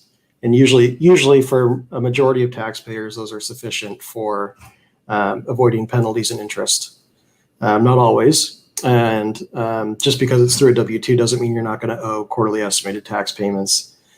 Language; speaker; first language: English; native; English